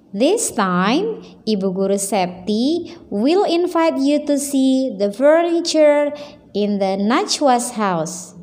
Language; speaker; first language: English; non-native, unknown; Indonesian